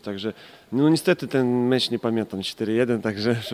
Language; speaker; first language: Polish; non-native, fluent; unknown